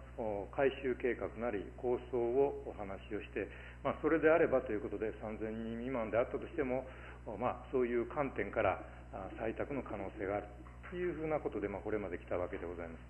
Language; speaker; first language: Japanese; native; Japanese